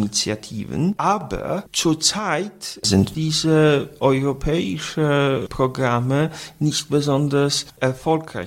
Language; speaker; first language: German; non-native, fluent; Polish